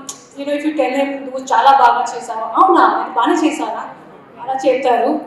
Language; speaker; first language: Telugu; non-native, local second language; Hindi